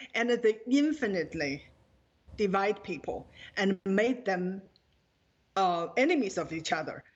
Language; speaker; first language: English; non-native, fluent; Chinese